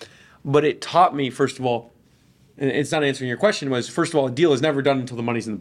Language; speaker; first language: English; native; English